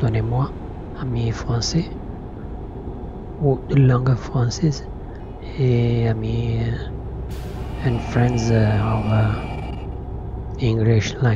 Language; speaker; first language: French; non-native, learner; Italian